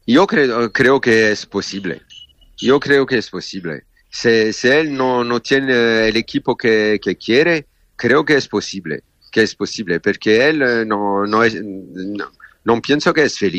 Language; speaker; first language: Spanish; non-native, learner; French